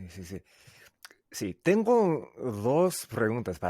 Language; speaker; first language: Spanish; non-native, learner; English